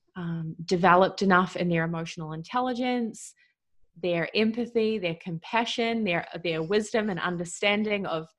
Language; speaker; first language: English; native; English